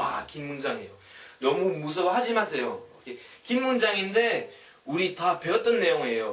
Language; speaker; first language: Korean; non-native, fluent; French